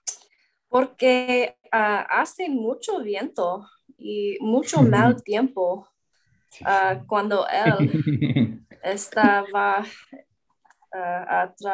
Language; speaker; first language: Spanish; non-native, learner; English